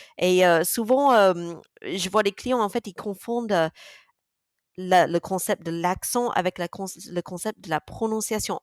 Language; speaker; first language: French; non-native, fluent; English